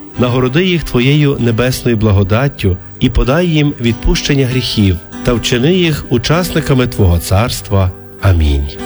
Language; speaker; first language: Ukrainian; native; Ukrainian